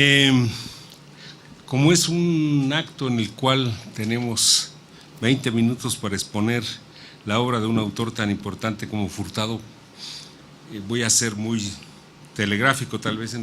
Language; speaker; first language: Spanish; native; Spanish